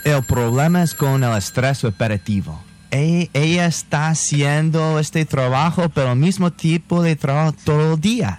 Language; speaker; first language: Spanish; non-native, fluent; English